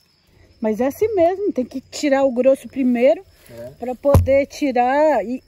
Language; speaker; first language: Portuguese; native; Portuguese